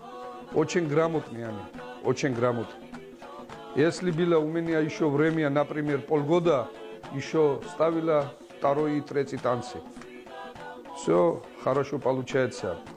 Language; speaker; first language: Russian; non-native, learner; Georgian